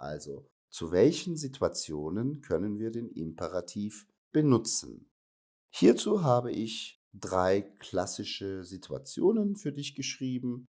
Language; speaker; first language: German; native; German